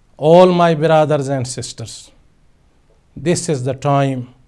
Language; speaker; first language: English; non-native, local second language; Urdu